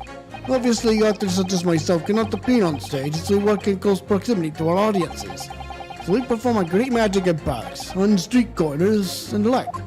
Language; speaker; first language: English; native; English